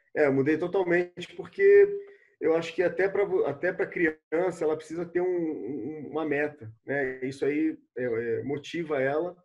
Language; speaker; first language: Portuguese; native; Portuguese